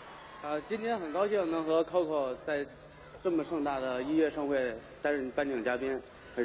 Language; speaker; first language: Chinese; native; Chinese